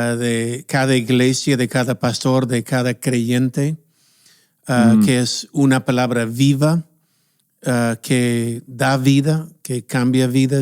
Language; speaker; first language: Spanish; non-native, fluent; English